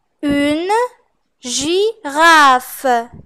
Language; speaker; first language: French; non-native, fluent; Arabic